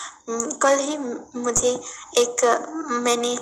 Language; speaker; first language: Hindi; non-native, learner; Nepali